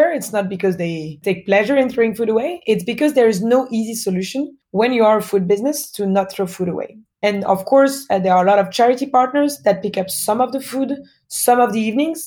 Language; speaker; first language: English; non-native, fluent; French